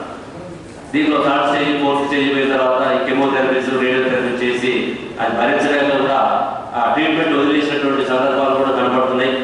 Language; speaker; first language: Telugu; native; Telugu